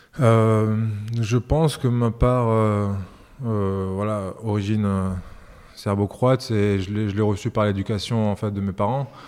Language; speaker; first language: French; early bilingual, other home language; Serbian